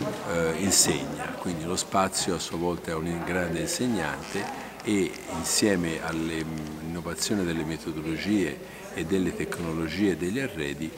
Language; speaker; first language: Italian; native; Italian